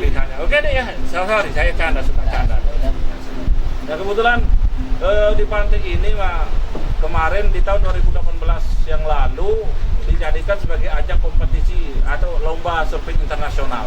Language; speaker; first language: Indonesian; non-native, local second language; Sasak